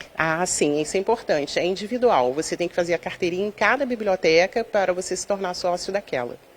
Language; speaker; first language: Portuguese; native; Portuguese